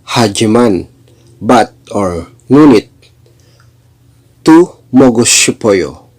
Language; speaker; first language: Korean; non-native, learner; Filipino